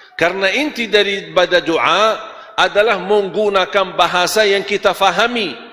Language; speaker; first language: Malay; non-native, fluent; Arabic